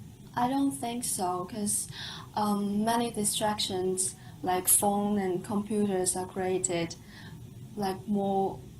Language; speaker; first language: English; non-native, fluent; Chinese